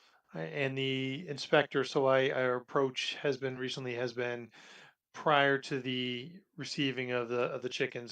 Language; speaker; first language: English; native; English